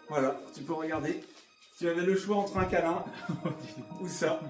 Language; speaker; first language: French; native; French